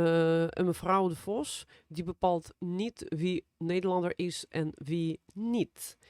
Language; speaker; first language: Dutch; non-native, fluent; Russian